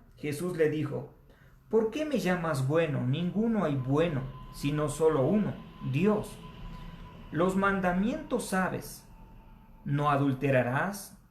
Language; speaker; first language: Spanish; native; Spanish